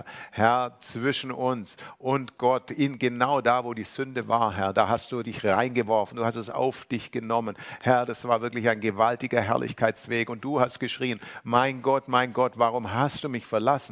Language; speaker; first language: German; native; German